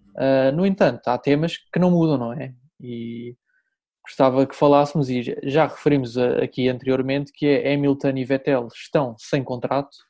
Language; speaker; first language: Portuguese; native; Portuguese